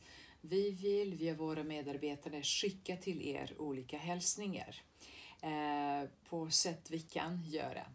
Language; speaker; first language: Swedish; non-native, fluent; Serbian